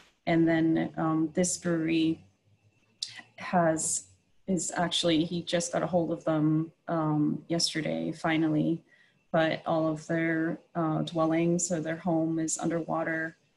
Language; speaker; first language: English; non-native, fluent; Japanese